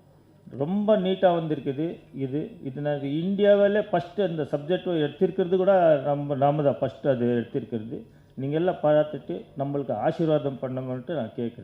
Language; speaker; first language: Tamil; non-native, learner; Kannada